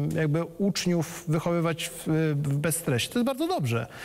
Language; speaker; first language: Polish; native; Polish